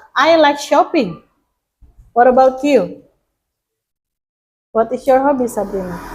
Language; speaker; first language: English; non-native, learner; Indonesian